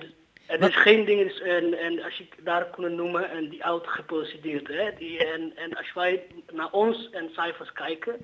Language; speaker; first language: Dutch; non-native, learner; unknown